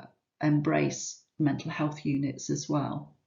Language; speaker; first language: English; native; English